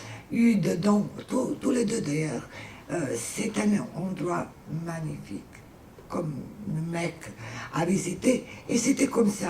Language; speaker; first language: French; non-native, fluent; Serbian